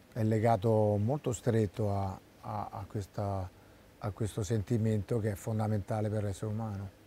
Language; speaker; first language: Italian; native; Italian